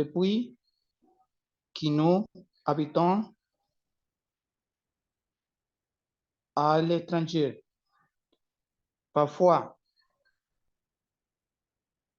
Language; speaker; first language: French; non-native, learner; Spanish